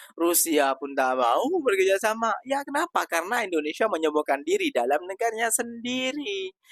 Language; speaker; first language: Indonesian; native; Indonesian